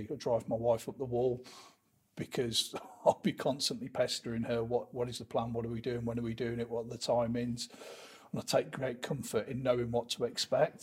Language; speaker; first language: English; native; English